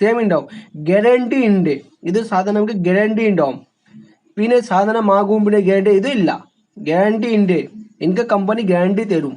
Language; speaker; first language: Malayalam; non-native, learner; Hindi